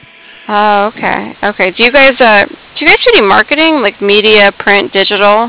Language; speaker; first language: English; native; English